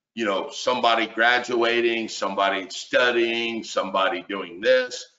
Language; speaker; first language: English; native; English